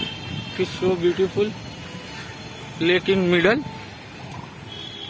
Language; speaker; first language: English; non-native, learner; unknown